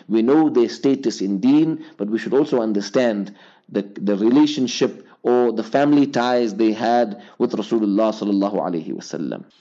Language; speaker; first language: English; native; English